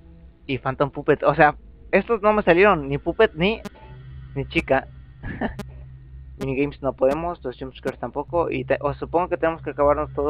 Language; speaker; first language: Spanish; native; Spanish